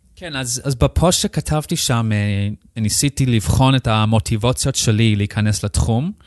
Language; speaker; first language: Hebrew; non-native, fluent; English